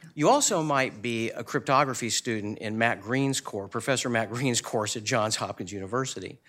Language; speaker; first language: English; native; English